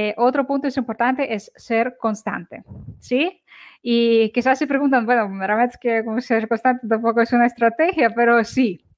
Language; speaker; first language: Spanish; non-native, fluent; Ukrainian